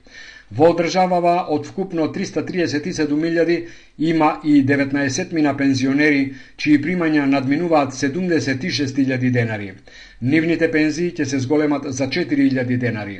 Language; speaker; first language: Macedonian; native; Macedonian